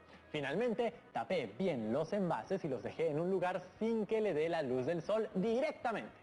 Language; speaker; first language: Spanish; native; Spanish